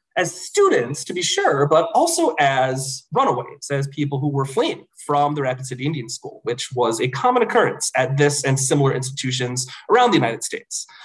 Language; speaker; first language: English; native; English